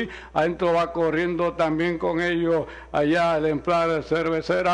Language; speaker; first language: Spanish; native; Spanish